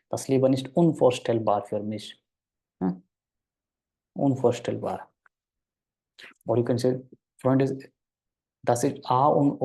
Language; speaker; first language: German; non-native, fluent; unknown